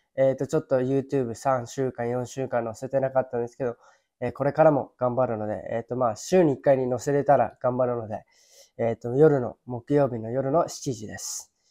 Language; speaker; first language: Japanese; early bilingual, other home language; English